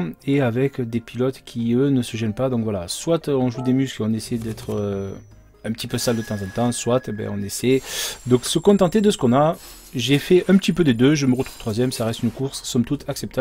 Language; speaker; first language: French; native; French